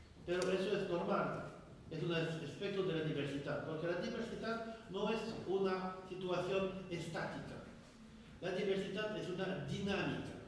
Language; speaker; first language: Spanish; non-native, fluent; French